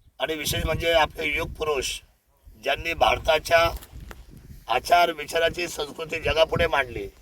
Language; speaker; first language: Marathi; native; Marathi